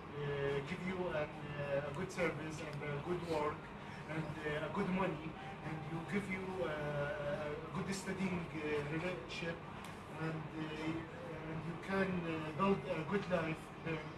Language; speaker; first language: English; non-native, learner; Arabic